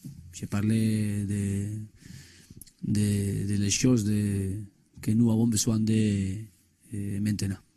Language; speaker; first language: French; non-native, learner; Spanish